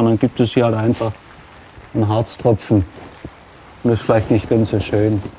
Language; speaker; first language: German; native; German